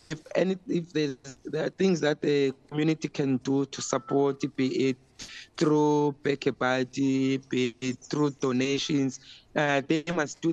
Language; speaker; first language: English; non-native, local second language; Xhosa